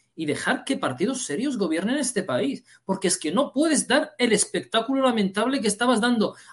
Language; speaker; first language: Spanish; early bilingual, heritage; Arabic